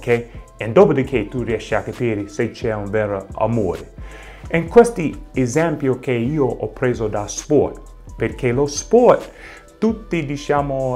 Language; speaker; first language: Italian; non-native, fluent; English